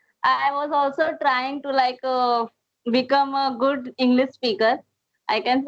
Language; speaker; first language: English; non-native, learner; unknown